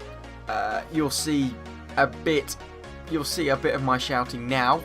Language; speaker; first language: English; native; English